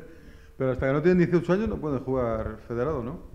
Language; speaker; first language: Spanish; native; Spanish